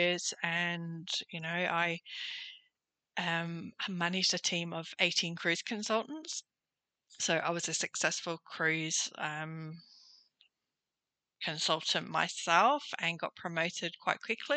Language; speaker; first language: English; native; English